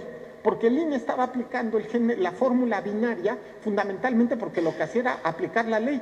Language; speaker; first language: Spanish; native; Spanish